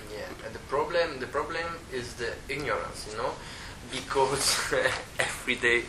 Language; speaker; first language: English; non-native, learner; Italian